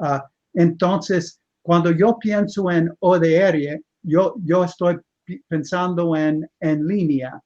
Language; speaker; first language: Spanish; non-native, fluent; English